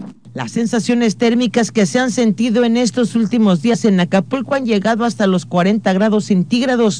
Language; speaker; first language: Spanish; native; Spanish